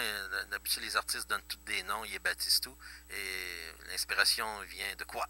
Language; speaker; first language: French; native; French